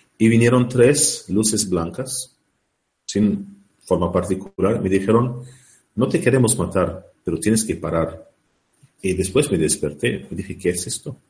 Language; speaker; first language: Spanish; non-native, learner; Arabic